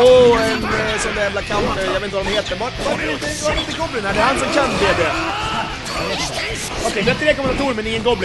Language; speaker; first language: Swedish; native; Swedish